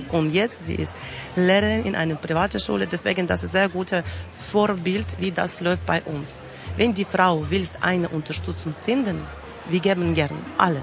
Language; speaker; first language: German; non-native, learner; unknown